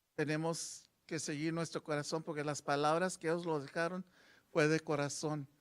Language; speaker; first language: Spanish; early bilingual, other home language; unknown